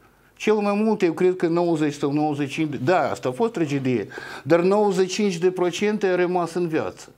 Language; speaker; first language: Romanian; non-native, local second language; Russian